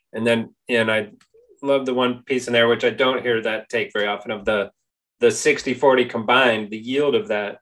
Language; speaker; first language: English; native; English